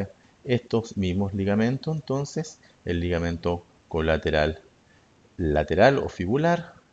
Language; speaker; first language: Spanish; native; Spanish